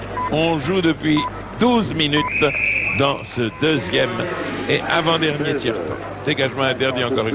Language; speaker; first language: French; native; French